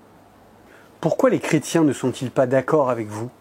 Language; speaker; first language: French; native; French